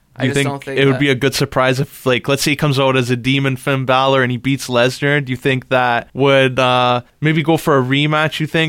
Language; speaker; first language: English; native; English